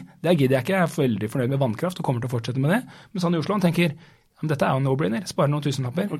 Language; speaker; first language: Norwegian; native; Norwegian